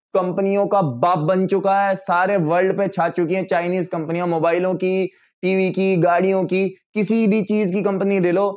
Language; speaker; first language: Hindi; native; Hindi